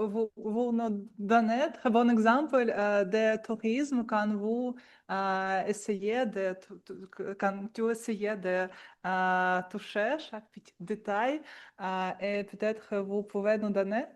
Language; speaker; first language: French; non-native, learner; Russian